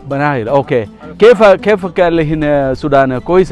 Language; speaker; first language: Arabic; non-native, learner; Malayalam